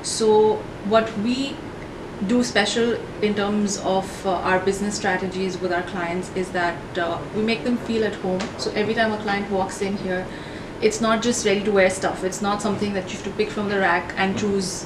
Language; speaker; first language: English; non-native, local second language; Hindi